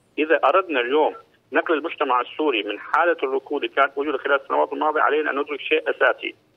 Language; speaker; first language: Arabic; native; Arabic